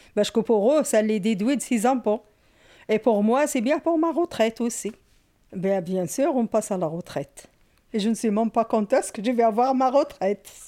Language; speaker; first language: French; non-native, fluent; Arabic